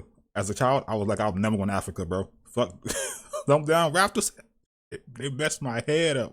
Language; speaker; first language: English; native; English